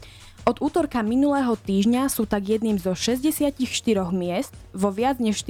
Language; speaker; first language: Slovak; native; Slovak